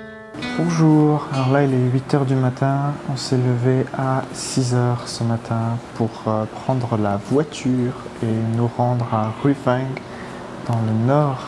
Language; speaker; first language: French; native; French